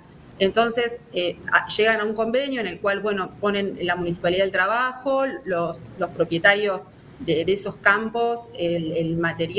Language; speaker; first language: Spanish; native; Spanish